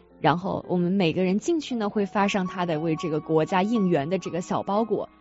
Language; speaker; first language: Chinese; native; Chinese